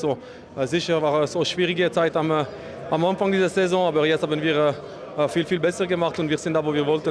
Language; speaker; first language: German; non-native, learner; French